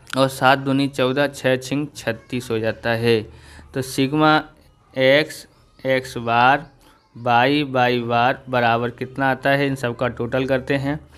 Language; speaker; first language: Hindi; non-native, local second language; Gujarati